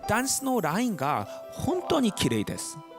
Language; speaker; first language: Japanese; non-native, learner; Korean